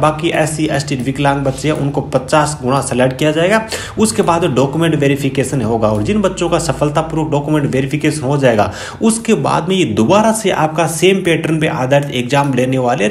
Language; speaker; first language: Hindi; native; Hindi